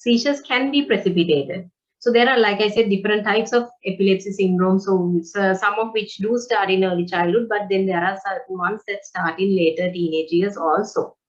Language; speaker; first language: English; non-native, local second language; Sinhala